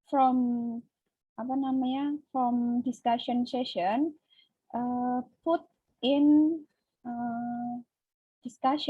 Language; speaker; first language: English; non-native, learner; Indonesian